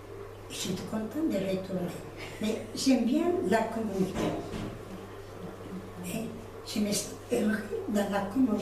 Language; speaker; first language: French; non-native, fluent; Spanish